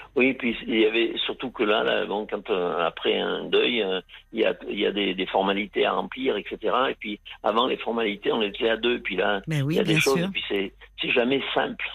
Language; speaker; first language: French; native; French